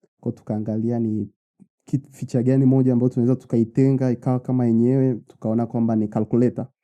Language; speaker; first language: Swahili; native; Swahili